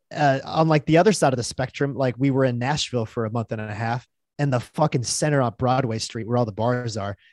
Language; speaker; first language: English; native; English